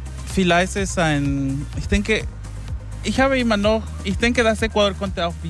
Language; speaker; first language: German; non-native, learner; Spanish